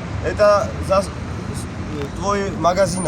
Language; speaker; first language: Russian; non-native, fluent; Georgian